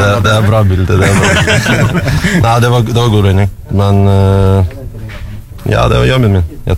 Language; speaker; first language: Norwegian; non-native, learner; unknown